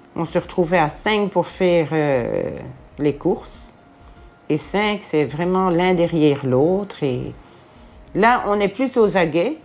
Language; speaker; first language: French; native; French